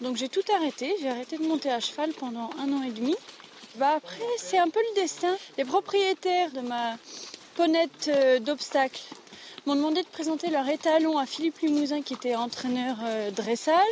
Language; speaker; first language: French; native; French